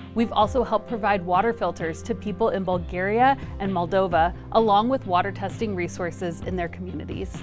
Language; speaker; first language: English; native; English